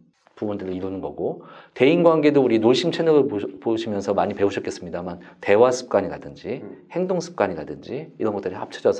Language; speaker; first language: Korean; native; Korean